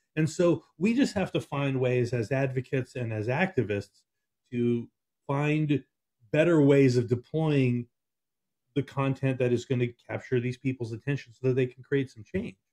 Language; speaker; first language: English; native; English